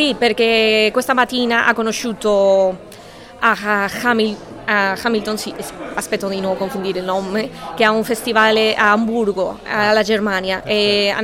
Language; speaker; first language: Italian; non-native, learner; Spanish